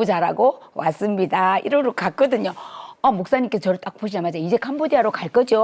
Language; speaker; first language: Korean; native; Korean